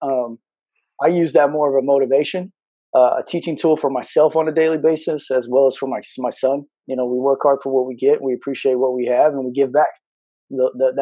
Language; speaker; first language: English; native; English